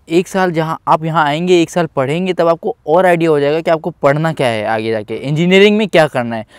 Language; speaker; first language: Urdu; non-native, local second language; Punjabi